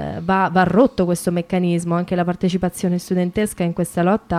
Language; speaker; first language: Italian; native; Italian